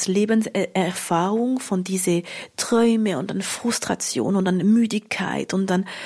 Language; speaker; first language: German; non-native, local second language; French